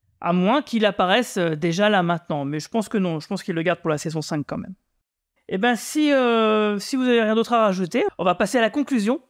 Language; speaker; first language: French; native; French